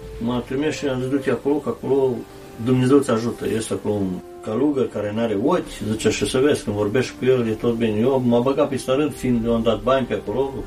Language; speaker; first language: Romanian; early bilingual, heritage; Romanian